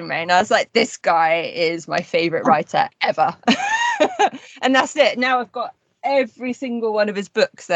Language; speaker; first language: English; native; English